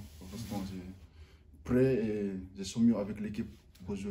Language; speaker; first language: French; non-native, learner; Fijian